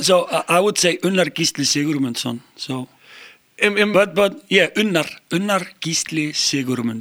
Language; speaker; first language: English; non-native, fluent; Icelandic